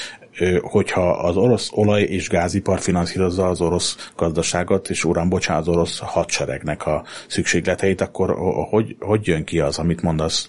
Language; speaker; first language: Hungarian; native; Hungarian